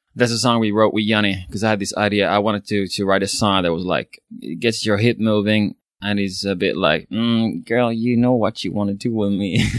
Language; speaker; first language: English; non-native, fluent; Swedish